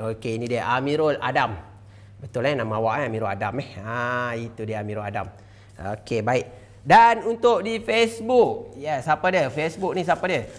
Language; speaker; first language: Malay; native; Malay